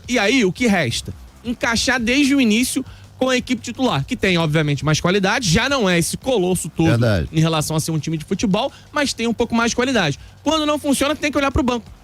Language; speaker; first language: Portuguese; native; Portuguese